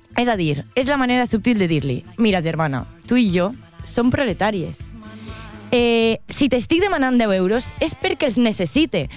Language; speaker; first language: Catalan; native; Catalan